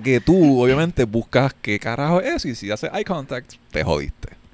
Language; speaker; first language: Spanish; early bilingual, heritage; Spanish